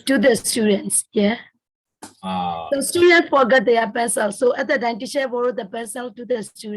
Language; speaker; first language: English; non-native, learner; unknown